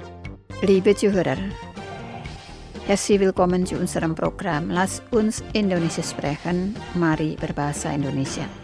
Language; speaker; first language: German; non-native, fluent; Indonesian